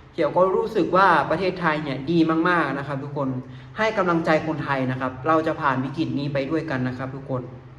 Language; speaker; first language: Thai; native; Thai